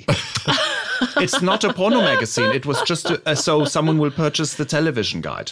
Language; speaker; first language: English; non-native, fluent; German